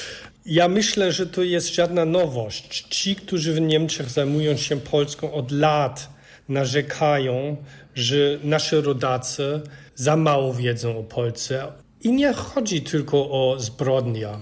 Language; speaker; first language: Polish; non-native, fluent; German